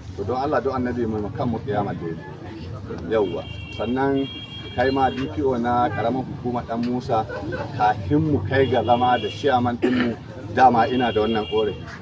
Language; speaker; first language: Hausa; non-native, local second language; Fula